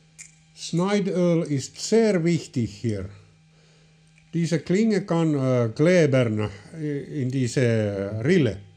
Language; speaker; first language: German; non-native, learner; Finnish